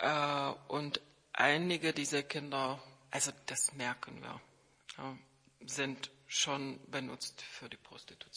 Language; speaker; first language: German; non-native, fluent; Czech